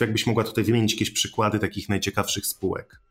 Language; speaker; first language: Polish; native; Polish